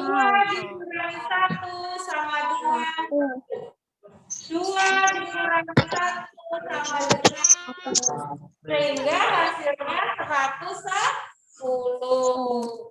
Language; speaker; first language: Indonesian; native; Indonesian